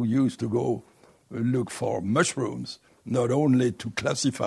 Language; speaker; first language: English; non-native, fluent; French